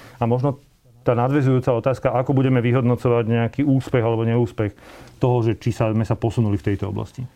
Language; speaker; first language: Slovak; native; Slovak